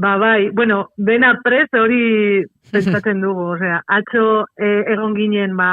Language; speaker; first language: Basque; non-native, local second language; Spanish